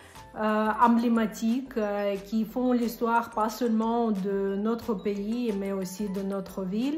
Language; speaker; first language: French; non-native, fluent; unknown